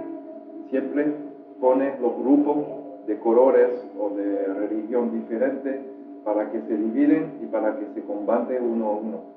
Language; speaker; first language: Spanish; non-native, fluent; French